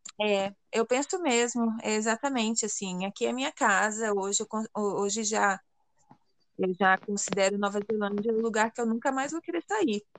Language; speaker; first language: Portuguese; native; Portuguese